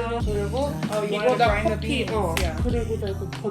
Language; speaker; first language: Korean; early bilingual, heritage; Korean